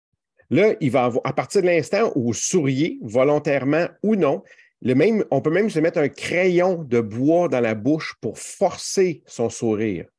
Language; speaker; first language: French; native; French